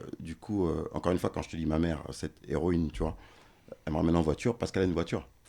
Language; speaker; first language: French; early bilingual, other home language; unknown